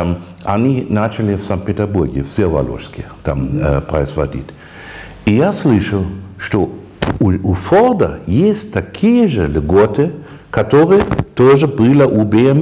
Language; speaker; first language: Russian; non-native, fluent; German